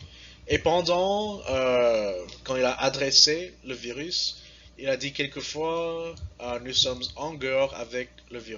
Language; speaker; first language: French; non-native, learner; English